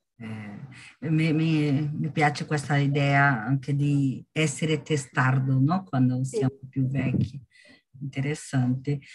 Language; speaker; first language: Italian; non-native, learner; Portuguese